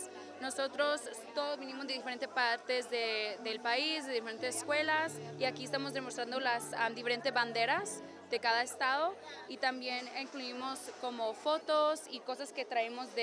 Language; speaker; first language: Spanish; non-native, fluent; English